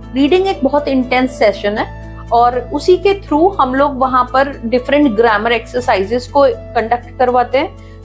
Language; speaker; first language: Hindi; native; Hindi